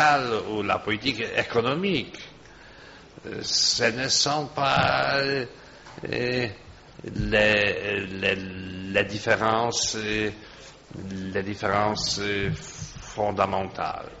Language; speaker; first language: French; non-native, fluent; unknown